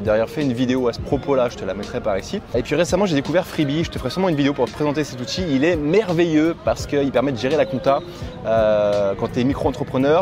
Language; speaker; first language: French; native; French